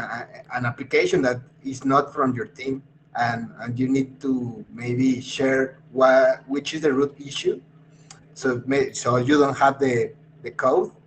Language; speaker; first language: English; non-native, fluent; Spanish